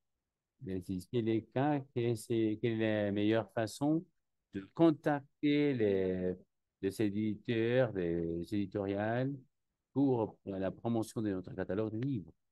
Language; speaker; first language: French; non-native, learner; Spanish